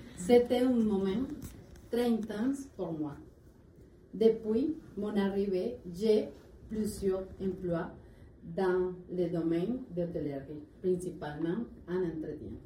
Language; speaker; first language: French; non-native, learner; Spanish